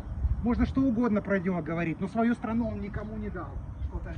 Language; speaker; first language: Russian; native; Russian